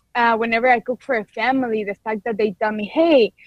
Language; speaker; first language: English; non-native, fluent; Spanish